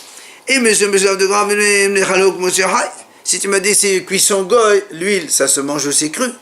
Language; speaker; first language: French; native; French